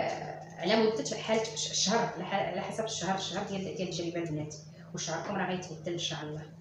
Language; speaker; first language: Arabic; native; Arabic